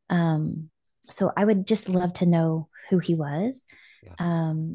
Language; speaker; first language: English; native; English